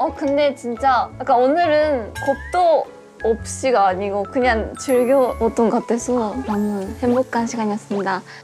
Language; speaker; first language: Korean; non-native, fluent; Japanese